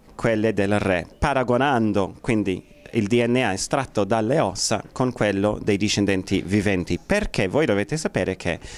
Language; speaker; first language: Italian; non-native, fluent; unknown